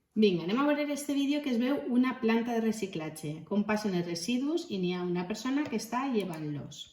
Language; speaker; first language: Catalan; native; Catalan